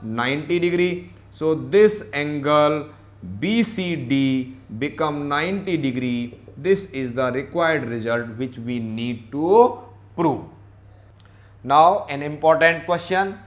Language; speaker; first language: English; non-native, local second language; Hindi